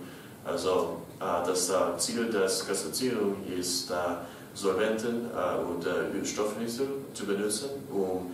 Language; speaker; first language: German; non-native, learner; English